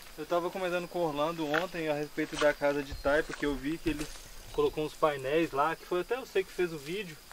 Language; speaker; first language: Portuguese; native; Portuguese